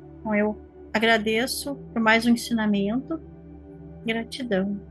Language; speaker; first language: Portuguese; native; Portuguese